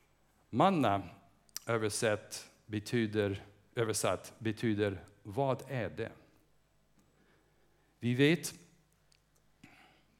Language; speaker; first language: Swedish; non-native, fluent; English